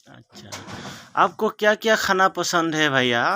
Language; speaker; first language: Hindi; non-native, local second language; Assamese